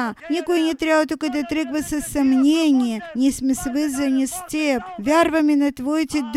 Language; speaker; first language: Bulgarian; non-native, fluent; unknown